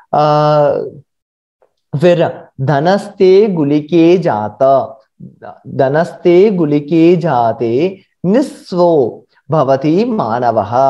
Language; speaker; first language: Hindi; non-native, local second language; Marathi